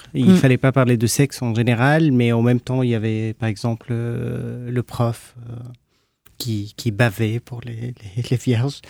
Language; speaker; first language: French; non-native, fluent; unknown